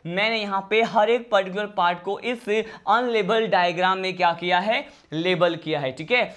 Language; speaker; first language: Hindi; native; Hindi